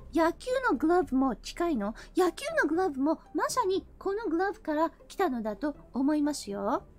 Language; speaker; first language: Japanese; non-native, fluent; English